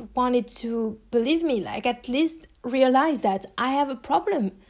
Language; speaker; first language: English; non-native, fluent; French